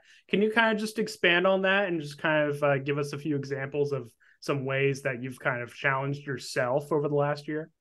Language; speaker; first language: English; native; English